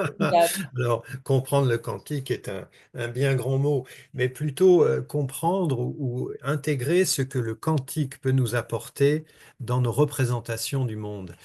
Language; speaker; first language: French; native; French